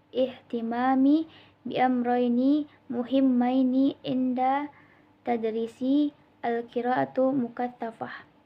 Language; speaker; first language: Arabic; non-native, learner; Indonesian